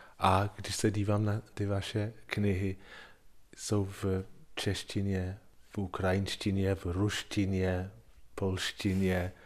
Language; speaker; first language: Czech; non-native, fluent; English